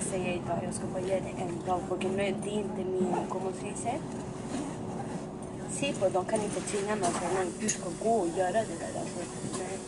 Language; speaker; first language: Swedish; non-native, local second language; Spanish